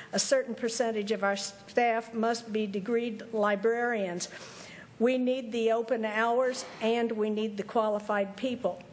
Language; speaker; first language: English; native; English